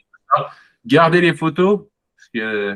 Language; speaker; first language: French; native; French